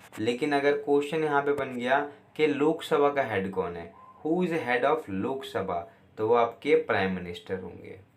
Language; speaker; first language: Hindi; native; Hindi